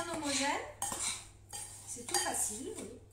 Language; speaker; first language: French; native; French